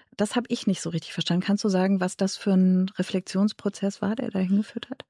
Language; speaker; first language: German; native; German